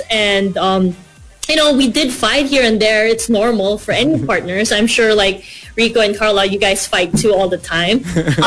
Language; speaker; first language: English; non-native, local second language; Korean